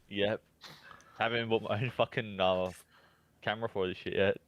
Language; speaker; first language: English; early bilingual, other home language; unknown